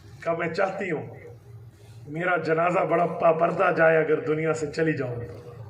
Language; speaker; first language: Urdu; non-native, local second language; Saraiki